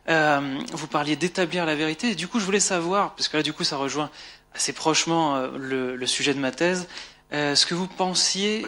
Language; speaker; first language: French; native; French